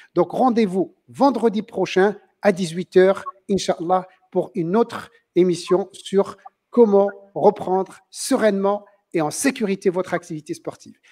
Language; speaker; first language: French; non-native, local second language; Arabic